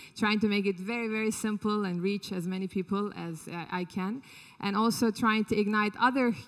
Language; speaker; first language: English; non-native, fluent; Turkish